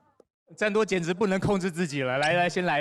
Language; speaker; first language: Chinese; native; Chinese